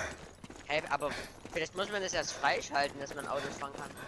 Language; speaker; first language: German; native; German